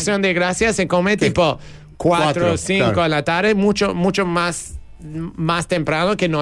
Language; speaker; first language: Spanish; non-native, fluent; English